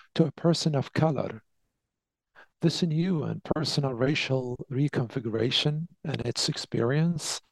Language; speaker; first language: English; non-native, fluent; Arabic